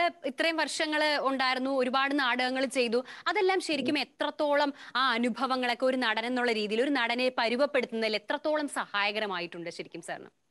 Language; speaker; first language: Malayalam; native; Malayalam